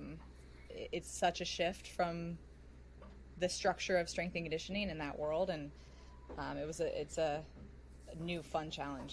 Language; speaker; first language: English; native; English